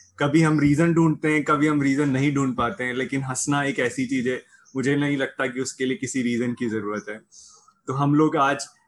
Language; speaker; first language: Hindi; native; Hindi